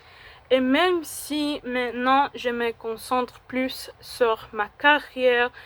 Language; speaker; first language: French; non-native, fluent; Spanish